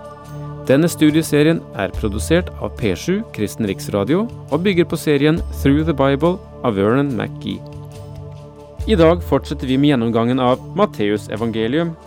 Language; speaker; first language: Norwegian; native; Norwegian